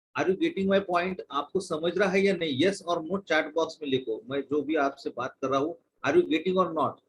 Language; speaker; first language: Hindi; non-native, local second language; Marathi